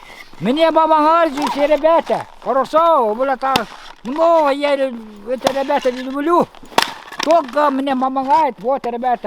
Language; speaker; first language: Russian; non-native, local second language; Yakut